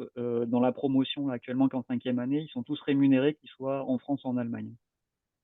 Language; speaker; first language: French; native; French